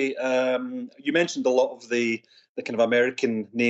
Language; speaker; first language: English; native; English